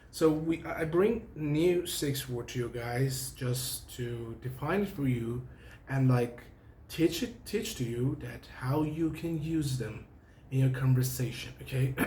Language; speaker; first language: English; non-native, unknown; Persian